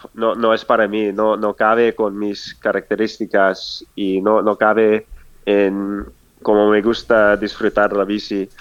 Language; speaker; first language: Spanish; non-native, fluent; English